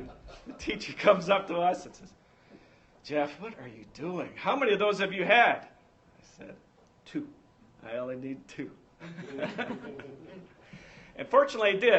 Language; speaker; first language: English; native; English